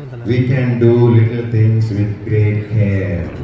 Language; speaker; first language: English; non-native, local second language; Tamil